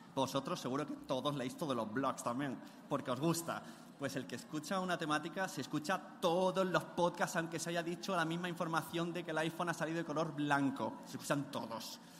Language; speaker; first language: Spanish; native; Spanish